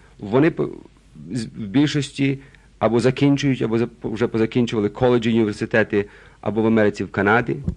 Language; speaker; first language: Ukrainian; early bilingual, other home language; Russian